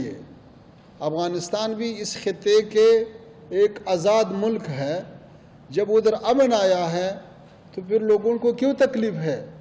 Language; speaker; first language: Hindi; non-native, fluent; Pashto